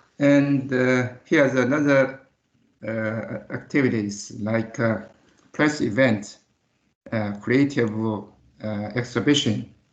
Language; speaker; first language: English; non-native, learner; Chinese